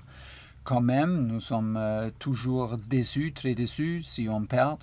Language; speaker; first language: French; non-native, learner; German